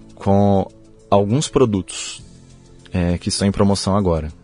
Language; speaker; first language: Portuguese; native; Portuguese